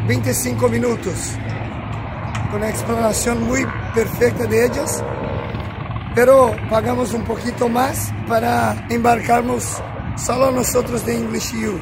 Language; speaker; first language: Spanish; non-native, learner; Portuguese